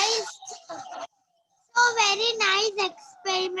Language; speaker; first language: English; non-native, learner; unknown